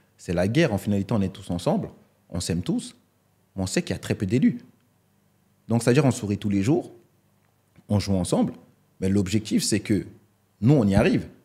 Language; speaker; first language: French; native; French